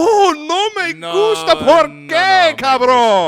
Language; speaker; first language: Spanish; non-native, learner; English